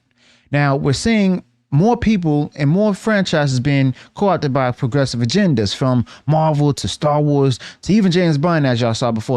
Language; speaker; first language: English; native; English